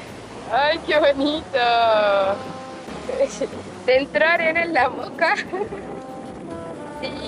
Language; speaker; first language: Spanish; native; Spanish